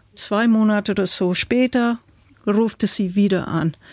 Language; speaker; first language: German; non-native, fluent; English